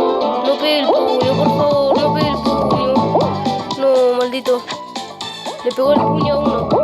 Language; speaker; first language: Spanish; native; Spanish